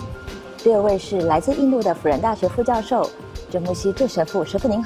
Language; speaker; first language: Chinese; native; Chinese